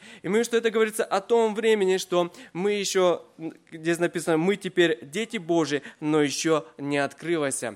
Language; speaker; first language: Russian; native; Russian